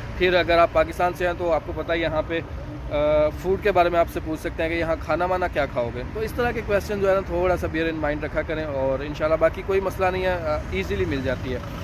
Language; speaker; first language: Urdu; non-native, local second language; Punjabi